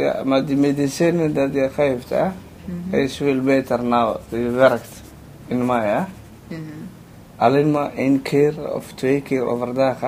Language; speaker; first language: Dutch; non-native, learner; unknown